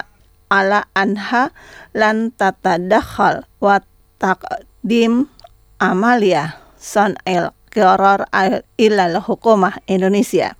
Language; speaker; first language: Arabic; non-native, learner; Indonesian